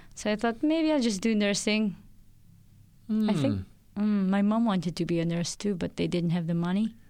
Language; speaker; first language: English; non-native, local second language; Filipino